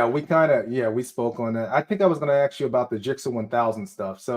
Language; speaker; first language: English; native; English